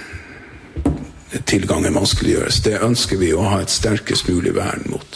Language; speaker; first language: Norwegian; native; Norwegian